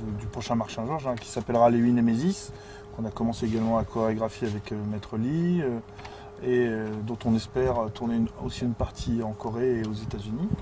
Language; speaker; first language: French; native; French